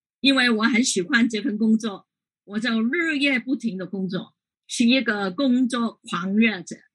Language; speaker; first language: Chinese; non-native, local second language; Cantonese